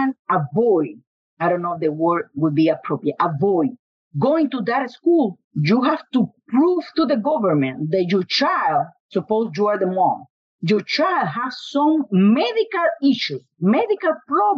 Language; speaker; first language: English; non-native, learner; Spanish